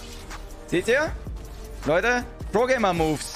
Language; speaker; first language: German; native; German